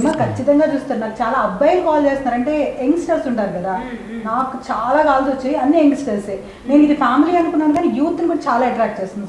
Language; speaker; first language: Telugu; native; Telugu